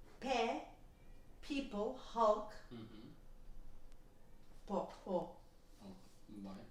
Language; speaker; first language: Turkish; non-native, learner; English